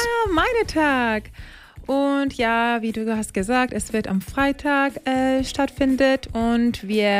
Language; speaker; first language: German; non-native, learner; Turkish